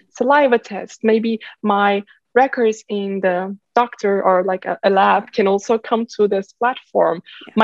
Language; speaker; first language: English; non-native, fluent; Turkish